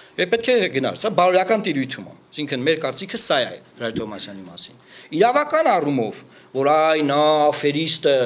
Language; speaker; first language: Armenian; native; Armenian